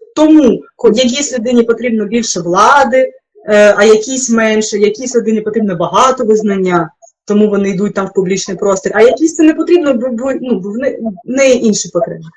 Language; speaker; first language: Ukrainian; non-native, local second language; Russian